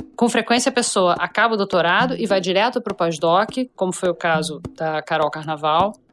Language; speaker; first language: Portuguese; native; Portuguese